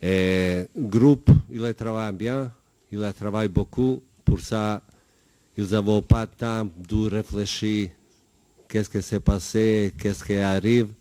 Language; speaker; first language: French; non-native, learner; Bosnian